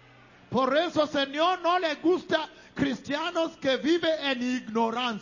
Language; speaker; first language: Spanish; non-native, learner; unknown